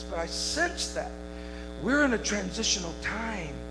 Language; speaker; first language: English; native; English